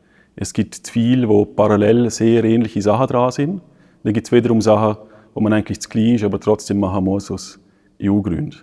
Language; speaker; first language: German; native; German